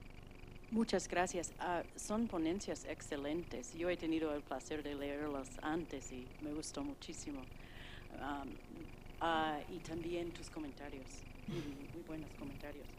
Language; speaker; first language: Spanish; non-native, fluent; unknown